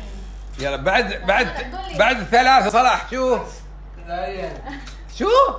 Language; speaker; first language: Arabic; native; Arabic